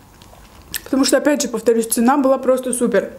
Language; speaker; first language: Russian; native; Russian